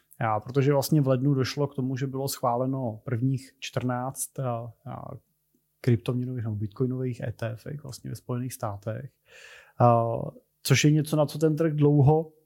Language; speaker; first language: Czech; native; Czech